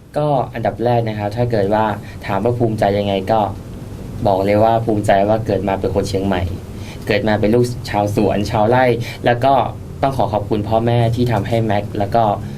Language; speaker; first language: Thai; native; Thai